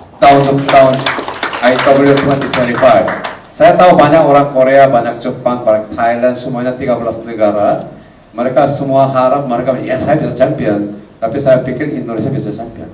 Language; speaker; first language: Indonesian; non-native, fluent; Korean